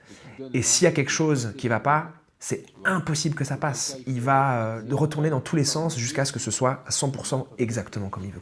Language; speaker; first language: French; native; French